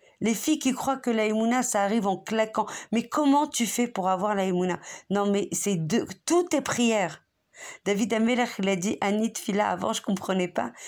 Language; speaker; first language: French; native; French